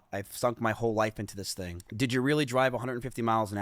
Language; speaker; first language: English; native; English